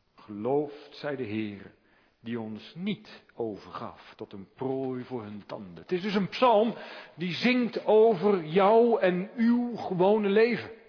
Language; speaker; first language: Dutch; native; Dutch